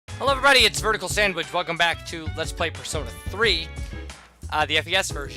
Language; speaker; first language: English; native; English